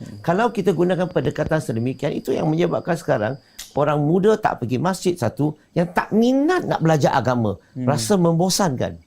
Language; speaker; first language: Malay; non-native, local second language; Chinese